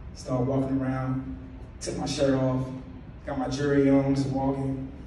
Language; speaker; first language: English; native; English